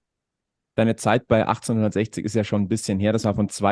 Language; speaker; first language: German; native; German